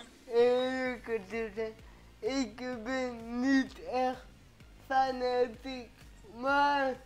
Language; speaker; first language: Dutch; early bilingual, other home language; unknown